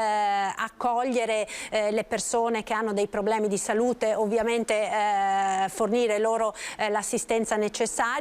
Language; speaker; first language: Italian; native; Italian